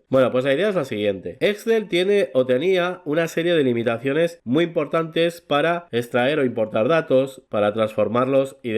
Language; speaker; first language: Spanish; native; Spanish